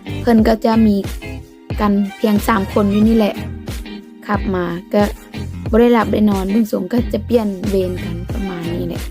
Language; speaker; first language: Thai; non-native, local second language; Lao